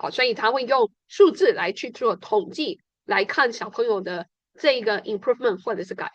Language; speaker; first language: Chinese; native; Chinese